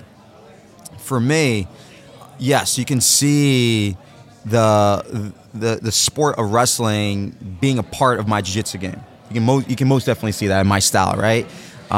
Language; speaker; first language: English; native; English